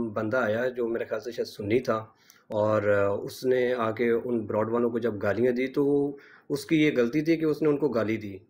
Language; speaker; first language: Urdu; native; Urdu